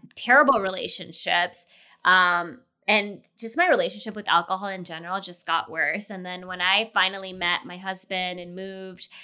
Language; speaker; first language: English; native; English